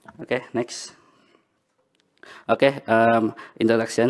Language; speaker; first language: English; non-native, learner; Banjar